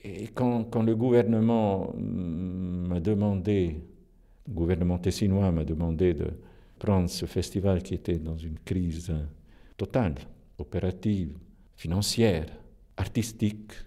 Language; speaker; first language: French; non-native, local second language; Italian